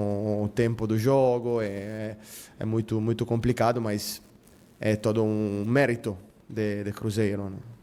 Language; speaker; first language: Portuguese; non-native, fluent; Spanish